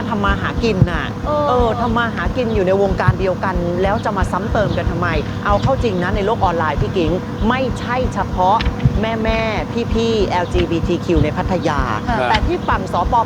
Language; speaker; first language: Thai; native; Thai